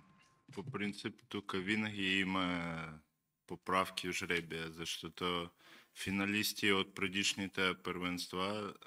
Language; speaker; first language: Bulgarian; non-native, learner; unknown